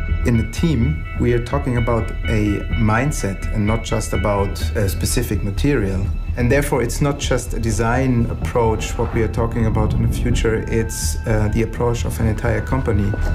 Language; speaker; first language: English; non-native, fluent; German